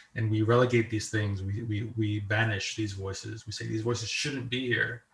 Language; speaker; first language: English; native; English